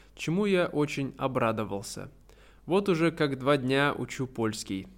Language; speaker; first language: Russian; native; Russian